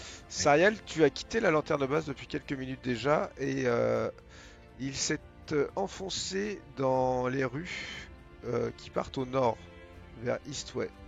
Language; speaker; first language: French; native; French